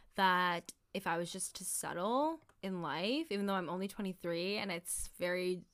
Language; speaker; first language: English; early bilingual, other home language; Somali